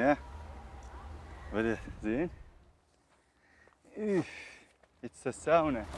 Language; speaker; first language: Dutch; non-native, learner; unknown